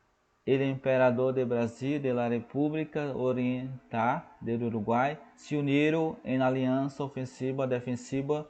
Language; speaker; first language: Spanish; non-native, fluent; Portuguese